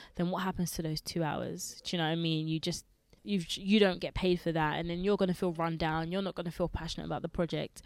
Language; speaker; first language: English; early bilingual, other home language; Lingala